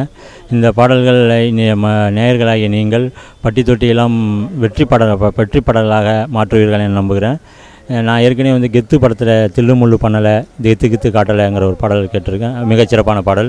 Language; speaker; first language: Tamil; native; Tamil